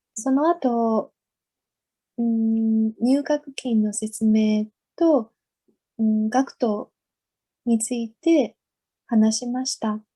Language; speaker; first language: Japanese; non-native, learner; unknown